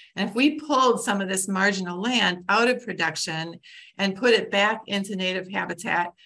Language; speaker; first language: English; native; English